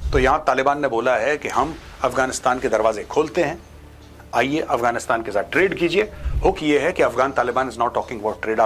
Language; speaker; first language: Hindi; native; Hindi